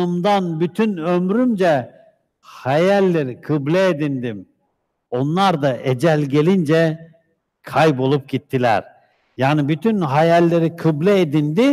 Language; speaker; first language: Turkish; native; Turkish